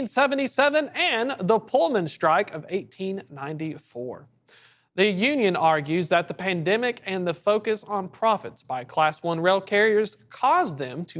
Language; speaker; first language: English; native; English